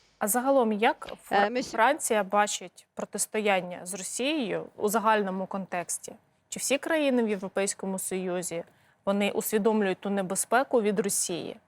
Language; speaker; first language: Ukrainian; native; Ukrainian